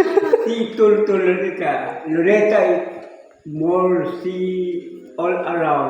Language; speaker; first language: English; non-native, learner; Filipino